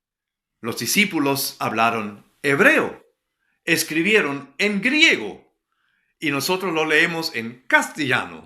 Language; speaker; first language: Spanish; non-native, fluent; German